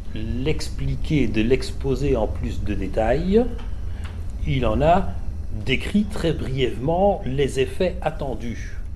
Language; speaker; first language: French; native; French